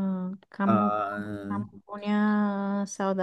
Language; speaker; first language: Indonesian; non-native, learner; English